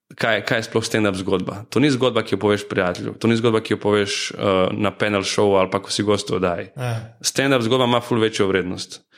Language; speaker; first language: Slovenian; early bilingual, other home language; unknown